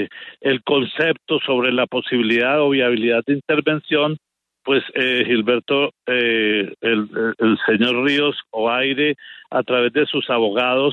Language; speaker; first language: Spanish; native; Spanish